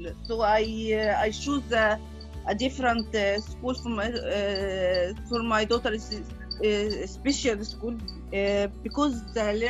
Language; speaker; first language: English; non-native, learner; Arabic